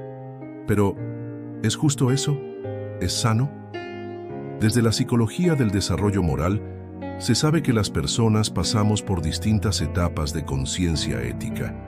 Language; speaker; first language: Spanish; native; Spanish